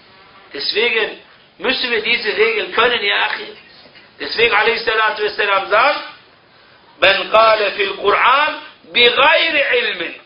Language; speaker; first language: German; non-native, fluent; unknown